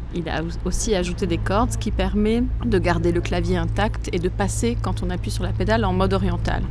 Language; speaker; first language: French; native; French